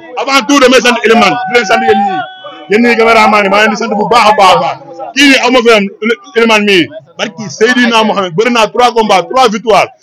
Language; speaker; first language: Wolof; native; Wolof